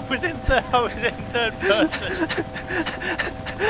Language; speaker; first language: English; native; English